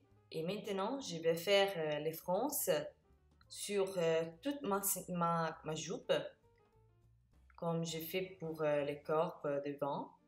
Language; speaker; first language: French; non-native, fluent; Italian